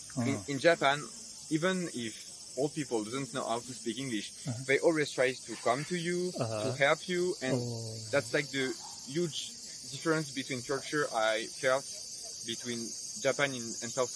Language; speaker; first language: English; non-native, fluent; French